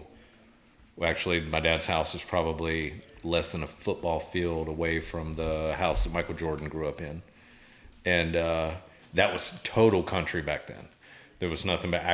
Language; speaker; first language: English; native; English